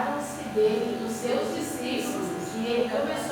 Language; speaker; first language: Portuguese; native; Portuguese